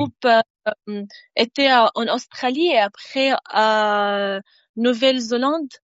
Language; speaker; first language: French; non-native, fluent; Arabic